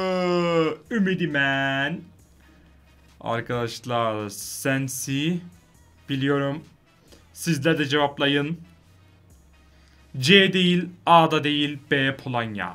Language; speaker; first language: Turkish; native; Turkish